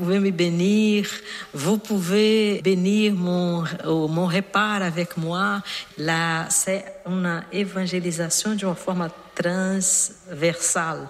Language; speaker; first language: French; non-native, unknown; Portuguese